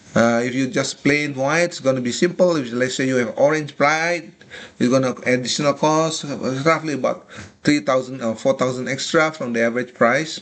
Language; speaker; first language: English; non-native, fluent; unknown